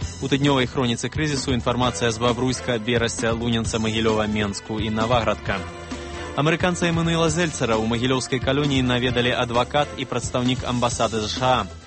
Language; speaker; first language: Belarusian; native; Belarusian